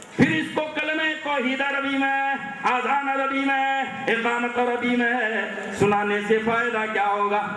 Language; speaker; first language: Urdu; native; Urdu